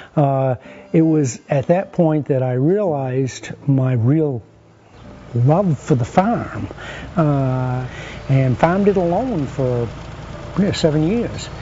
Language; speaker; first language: English; native; English